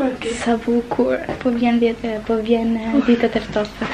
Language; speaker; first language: Albanian; early bilingual, heritage; Albanian